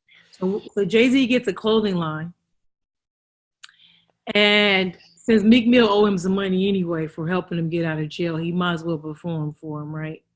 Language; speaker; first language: English; native; English